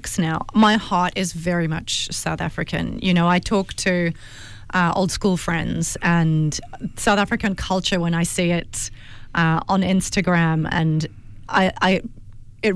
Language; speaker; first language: English; native; English